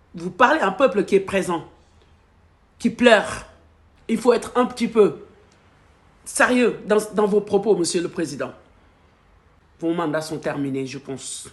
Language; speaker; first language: French; non-native, local second language; Wolof